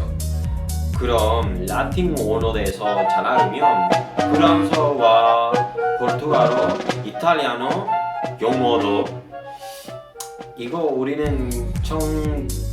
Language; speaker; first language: Korean; non-native, learner; Spanish